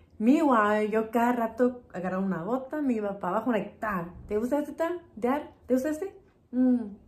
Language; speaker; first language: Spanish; early bilingual, heritage; Spanish